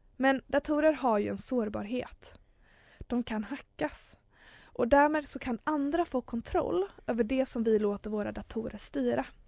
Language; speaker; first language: Swedish; native; Swedish